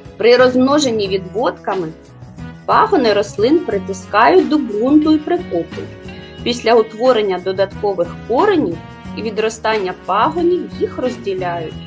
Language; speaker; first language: Ukrainian; native; Ukrainian